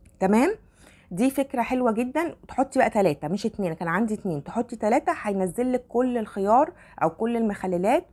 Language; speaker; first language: Arabic; native; Arabic